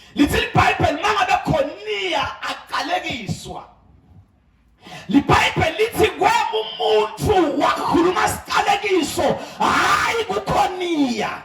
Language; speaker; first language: Zulu; non-native, local second language; Swati